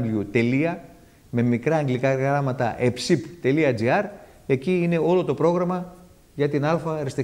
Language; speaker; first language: Greek; native; Greek